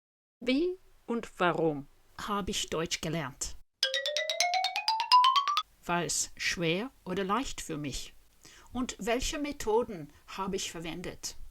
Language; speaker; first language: German; non-native, fluent; English